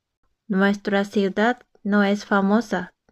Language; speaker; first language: Spanish; non-native, fluent; Japanese